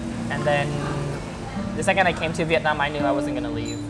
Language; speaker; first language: English; early bilingual, other home language; Vietnamese